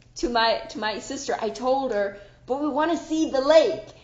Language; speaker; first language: English; non-native, fluent; German